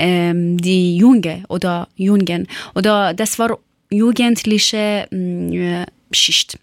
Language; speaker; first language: German; non-native, learner; Persian